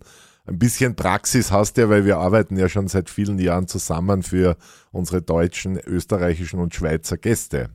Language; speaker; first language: German; native; German